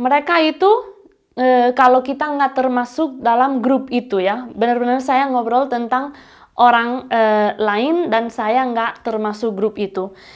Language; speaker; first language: Indonesian; non-native, fluent; Spanish